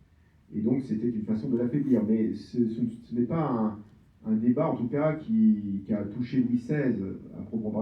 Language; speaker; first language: French; native; French